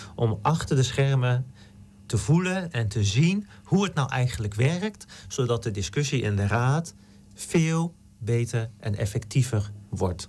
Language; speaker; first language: Dutch; native; Dutch